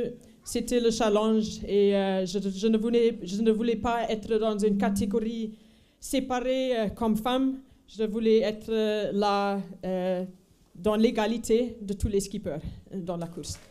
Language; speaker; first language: French; non-native, fluent; Afrikaans